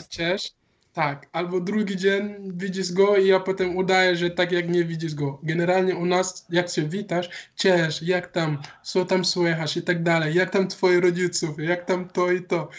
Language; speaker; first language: Polish; non-native, learner; Wolof